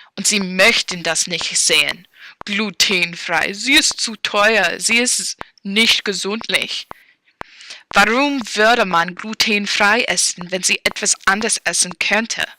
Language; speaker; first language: German; non-native, learner; English